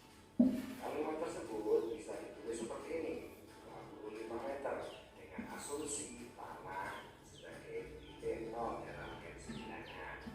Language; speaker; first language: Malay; non-native, local second language; Javanese